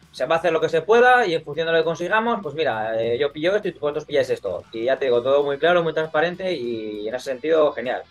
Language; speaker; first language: Spanish; native; Spanish